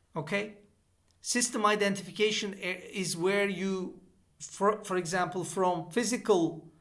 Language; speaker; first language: English; non-native, fluent; Turkish